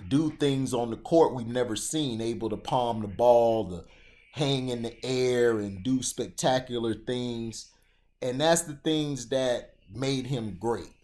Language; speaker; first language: English; native; English